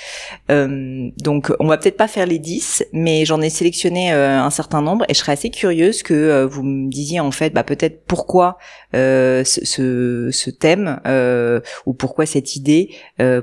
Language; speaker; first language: French; native; French